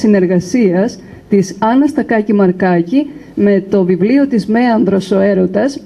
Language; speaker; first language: Greek; native; Greek